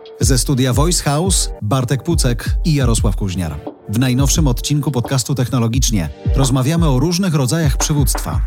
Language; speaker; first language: Polish; native; Polish